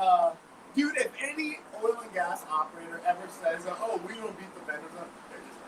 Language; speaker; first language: English; native; English